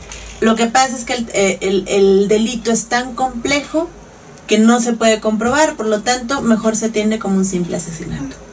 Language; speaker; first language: Spanish; native; Spanish